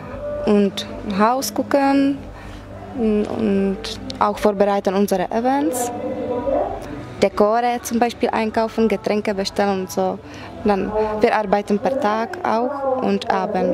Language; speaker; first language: German; non-native, learner; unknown